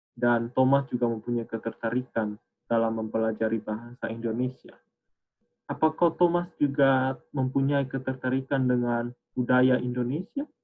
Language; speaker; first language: Indonesian; native; Indonesian